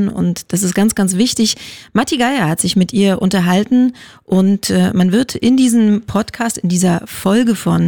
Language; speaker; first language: German; native; German